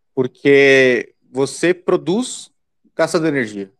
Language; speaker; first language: Portuguese; native; Portuguese